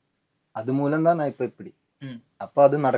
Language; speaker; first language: Tamil; non-native, learner; Malayalam